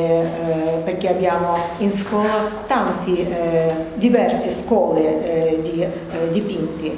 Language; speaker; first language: Italian; non-native, learner; Russian